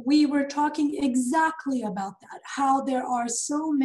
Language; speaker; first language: English; non-native, fluent; Serbian